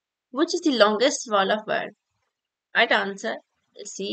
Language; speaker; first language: English; non-native, local second language; Urdu